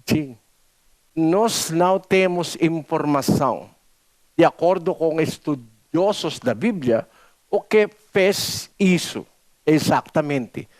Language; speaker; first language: Portuguese; non-native, learner; Filipino